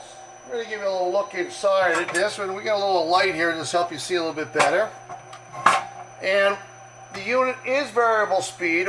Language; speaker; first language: English; native; English